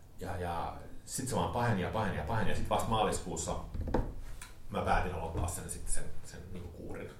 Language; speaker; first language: Finnish; early bilingual, heritage; Finnish